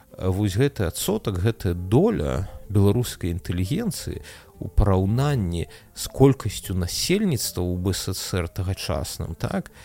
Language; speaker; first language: Belarusian; non-native, local second language; Russian